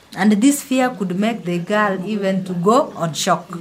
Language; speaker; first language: English; non-native, local second language; Gusii